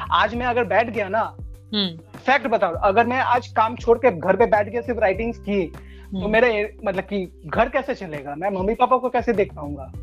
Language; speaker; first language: Hindi; non-native, local second language; Bangla